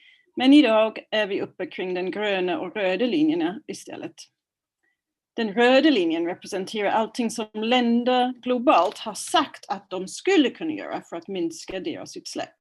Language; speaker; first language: Swedish; non-native, fluent; English